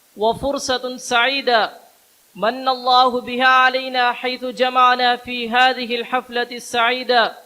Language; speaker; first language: Arabic; non-native, learner; Urdu